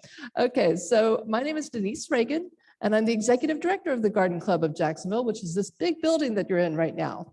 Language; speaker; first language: English; native; English